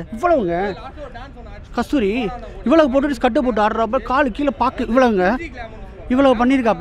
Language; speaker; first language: Tamil; native; Tamil